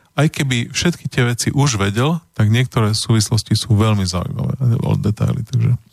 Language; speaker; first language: Slovak; native; Slovak